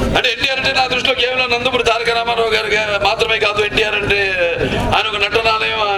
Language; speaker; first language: Telugu; native; Telugu